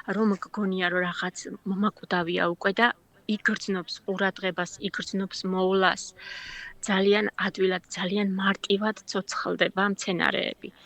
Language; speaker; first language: Georgian; native; Georgian